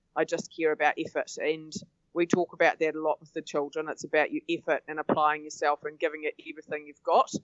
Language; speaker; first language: English; native; English